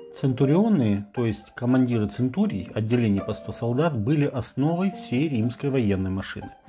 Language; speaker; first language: Russian; native; Russian